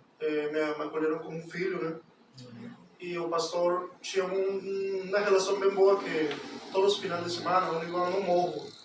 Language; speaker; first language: Portuguese; non-native, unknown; Spanish